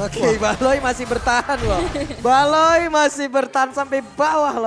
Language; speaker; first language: Indonesian; native; Indonesian